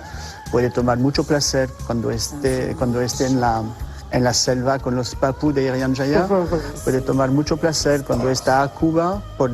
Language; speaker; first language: Spanish; non-native, fluent; French